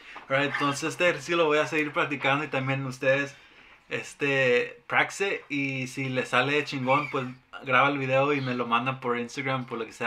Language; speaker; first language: Spanish; early bilingual, heritage; Spanish